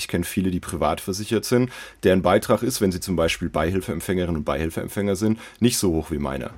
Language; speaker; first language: German; native; German